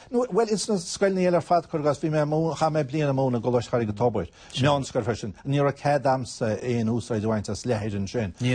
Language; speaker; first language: Irish; native; Irish